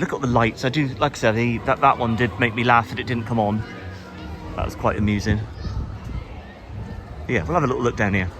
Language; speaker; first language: English; native; English